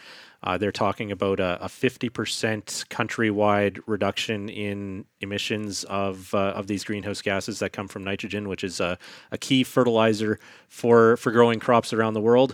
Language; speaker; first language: English; native; English